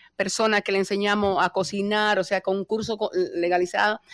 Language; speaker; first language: Spanish; native; Spanish